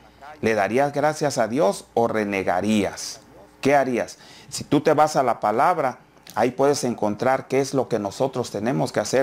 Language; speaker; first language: Spanish; native; Spanish